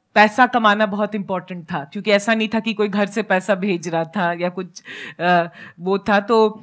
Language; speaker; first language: Hindi; native; Hindi